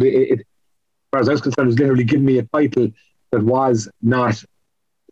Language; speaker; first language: English; native; English